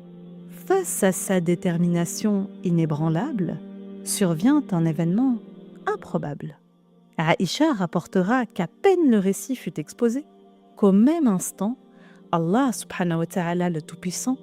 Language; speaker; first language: French; native; French